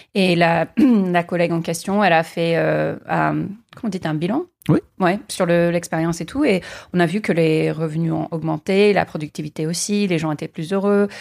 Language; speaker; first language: French; non-native, fluent; English